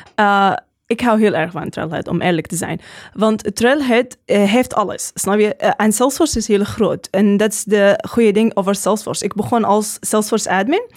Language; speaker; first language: Dutch; non-native, learner; Arabic